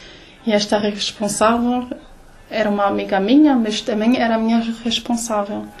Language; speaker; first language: Portuguese; early bilingual, heritage; Portuguese